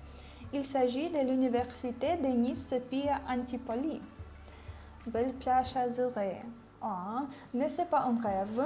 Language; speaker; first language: French; non-native, learner; Ukrainian